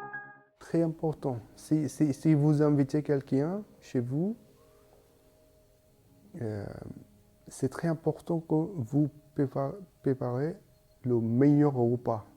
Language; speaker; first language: French; non-native, learner; Bangla